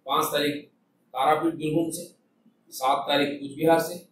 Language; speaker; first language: Hindi; non-native, local second language; Bangla